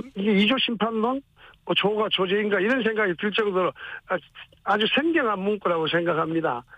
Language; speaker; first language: Korean; native; Korean